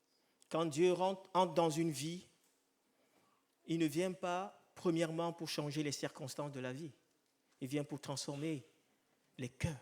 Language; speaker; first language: French; native; French